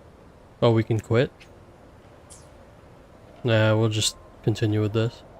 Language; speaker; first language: English; native; English